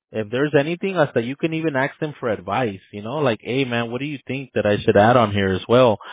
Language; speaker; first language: English; early bilingual, other home language; Spanish